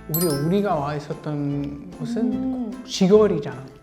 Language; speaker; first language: Korean; non-native, fluent; German